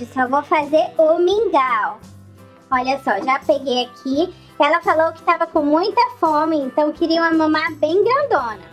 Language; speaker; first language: Portuguese; native; Portuguese